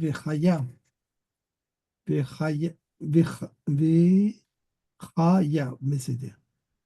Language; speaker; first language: Hebrew; non-native, learner; French